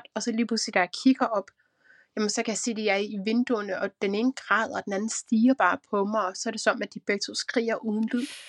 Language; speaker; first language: Danish; native; Danish